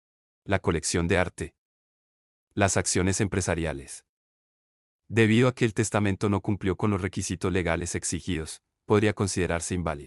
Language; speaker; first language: Spanish; native; Spanish